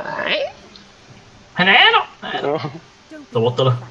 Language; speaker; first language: Swedish; native; Swedish